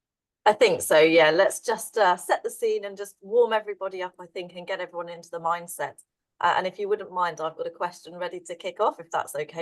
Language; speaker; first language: English; native; English